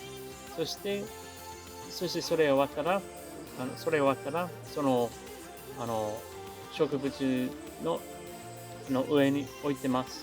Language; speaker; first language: Japanese; non-native, learner; English